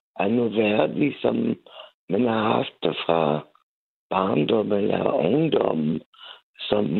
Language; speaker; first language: Danish; non-native, fluent; French